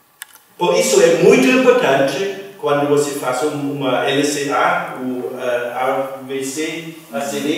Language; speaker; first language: Portuguese; non-native, fluent; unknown